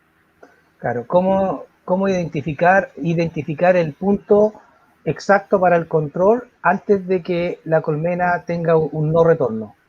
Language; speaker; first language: Spanish; native; Spanish